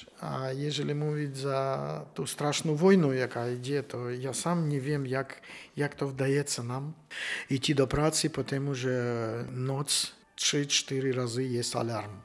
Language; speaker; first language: Polish; non-native, learner; Ukrainian